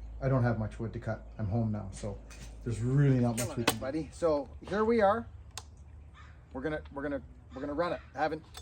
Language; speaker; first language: English; native; English